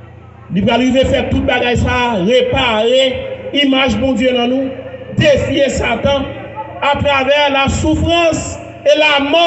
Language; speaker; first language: French; non-native, local second language; Haitian Creole